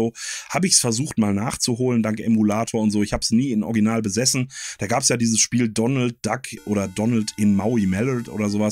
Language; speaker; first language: German; native; German